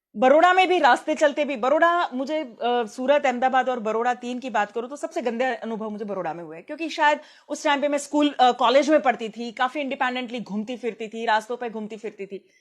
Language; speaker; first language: Hindi; non-native, local second language; Gujarati